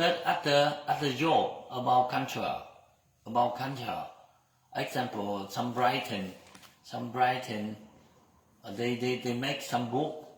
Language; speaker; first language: English; non-native, learner; Vietnamese